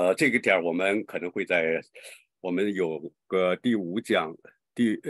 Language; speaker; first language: Chinese; native; Chinese